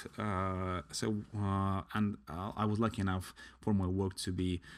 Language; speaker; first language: English; non-native, fluent; Latvian